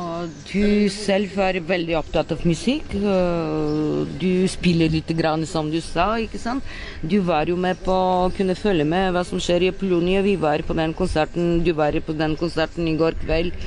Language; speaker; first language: Norwegian; non-native, fluent; Bulgarian